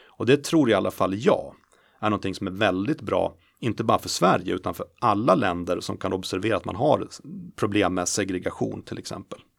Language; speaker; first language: Swedish; native; Swedish